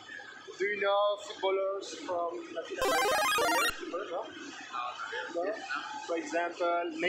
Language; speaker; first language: English; non-native, learner; French